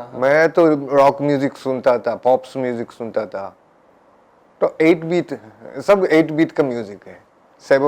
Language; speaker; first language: Hindi; non-native, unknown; Japanese